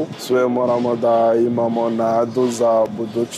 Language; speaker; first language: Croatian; non-native, learner; Rundi